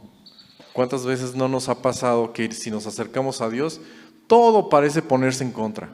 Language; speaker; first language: Spanish; native; Spanish